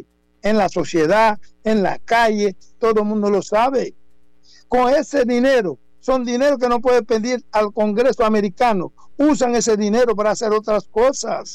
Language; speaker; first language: Spanish; non-native, fluent; Haitian Creole